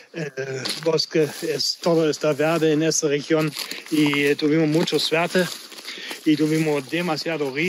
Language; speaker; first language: Spanish; non-native, learner; German